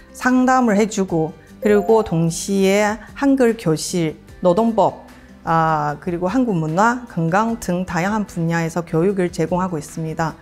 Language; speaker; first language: Korean; non-native, fluent; Chinese